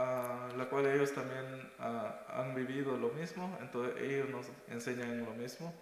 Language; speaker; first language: Spanish; non-native, local second language; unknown